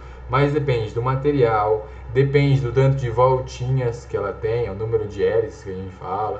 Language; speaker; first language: Portuguese; native; Portuguese